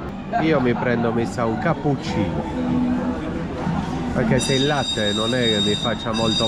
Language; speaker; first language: Italian; native; Italian